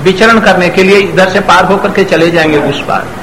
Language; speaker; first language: Hindi; non-native, local second language; Bangla